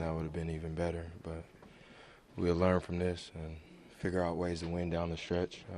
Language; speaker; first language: English; native; English